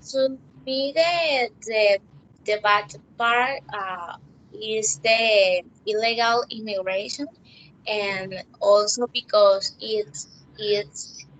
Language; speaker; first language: English; non-native, learner; Spanish